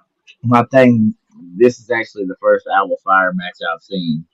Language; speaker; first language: English; native; English